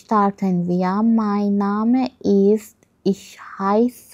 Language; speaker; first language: German; non-native, learner; Persian